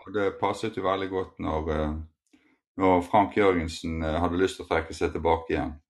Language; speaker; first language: Norwegian; native; Norwegian